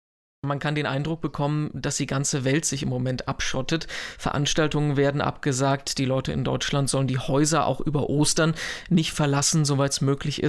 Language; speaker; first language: German; native; German